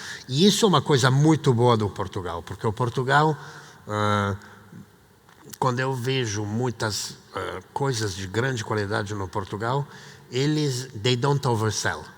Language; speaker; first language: Portuguese; non-native, fluent; Italian